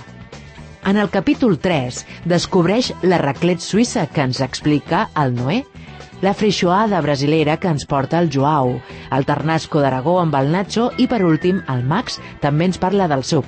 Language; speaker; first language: Catalan; native; Catalan